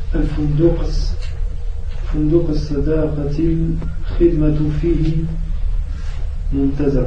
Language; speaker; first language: Arabic; non-native, learner; French